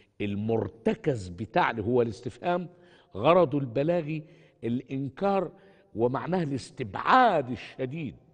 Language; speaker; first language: Arabic; native; Arabic